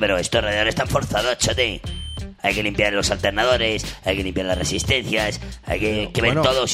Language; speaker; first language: Spanish; native; Spanish